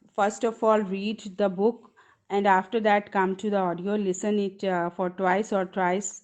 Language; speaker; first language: English; non-native, local second language; Punjabi